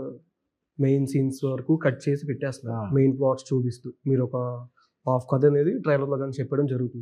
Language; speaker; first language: Telugu; native; Telugu